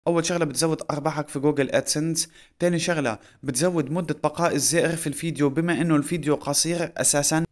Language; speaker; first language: Arabic; native; Arabic